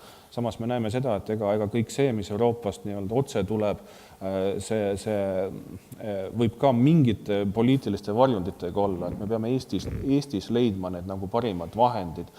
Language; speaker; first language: Estonian; native; Estonian